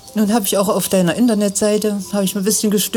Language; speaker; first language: German; native; German